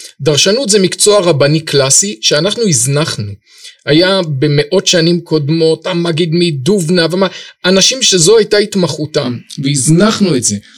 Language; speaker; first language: Hebrew; native; Hebrew